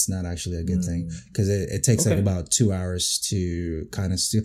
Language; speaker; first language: English; non-native, local second language; Filipino